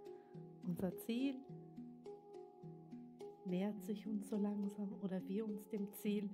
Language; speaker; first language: German; native; German